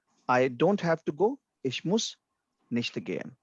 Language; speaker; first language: German; non-native, fluent; Hindi